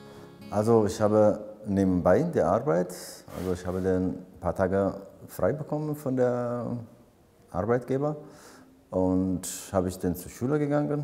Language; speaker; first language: German; non-native, fluent; Amharic